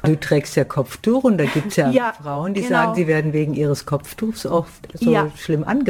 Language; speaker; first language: German; native; German